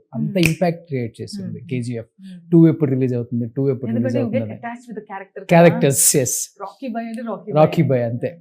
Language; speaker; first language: Telugu; native; Telugu